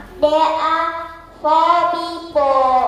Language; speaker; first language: English; non-native, learner; Vietnamese